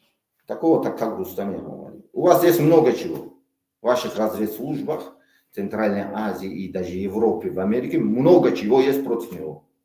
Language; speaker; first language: Russian; non-native, local second language; Tajik